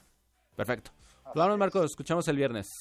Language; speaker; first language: Spanish; native; Spanish